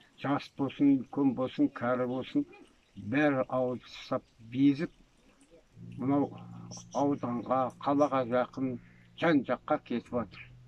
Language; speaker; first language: Kazakh; native; Kazakh